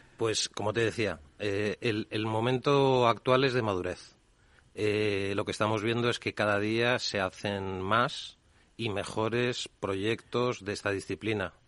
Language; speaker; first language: Spanish; native; Spanish